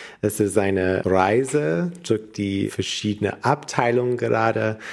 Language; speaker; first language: German; non-native, learner; English